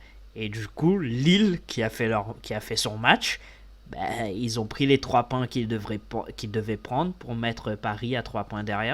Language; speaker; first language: French; native; French